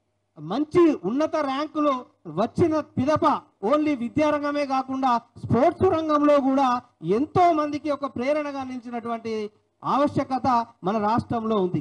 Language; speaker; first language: Telugu; native; Telugu